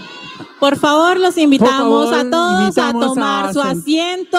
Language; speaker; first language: Spanish; native; Spanish